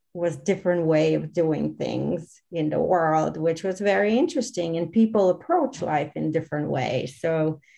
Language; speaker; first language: English; non-native, fluent; Bulgarian